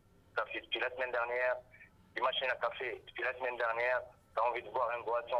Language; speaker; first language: French; non-native, local second language; Arabic